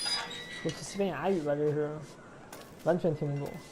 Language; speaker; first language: Chinese; native; Chinese